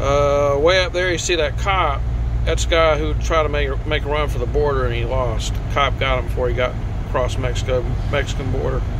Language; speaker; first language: English; native; English